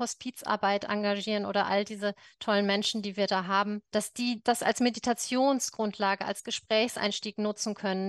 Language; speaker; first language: German; native; German